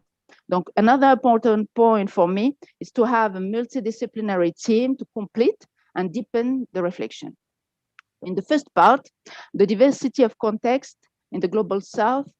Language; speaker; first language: English; non-native, fluent; French